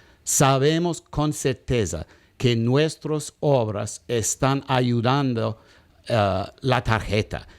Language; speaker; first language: Spanish; non-native, learner; English